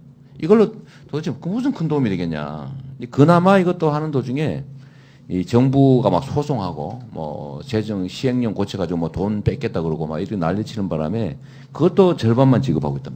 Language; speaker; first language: Korean; native; Korean